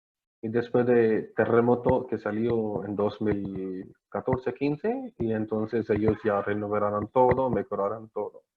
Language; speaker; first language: Spanish; non-native, learner; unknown